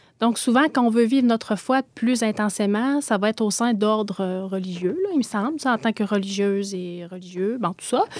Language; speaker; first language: French; native; French